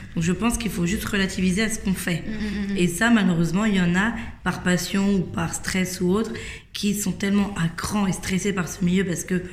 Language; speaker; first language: French; native; French